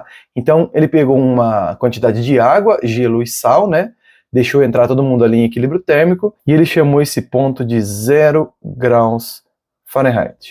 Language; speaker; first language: Portuguese; native; Portuguese